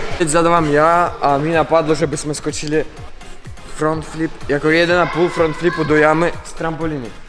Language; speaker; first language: Czech; early bilingual, other home language; Russian